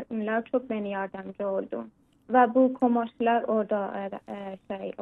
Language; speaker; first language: Turkish; non-native, learner; Persian